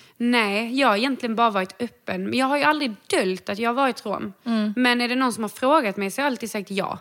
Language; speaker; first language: Swedish; native; Swedish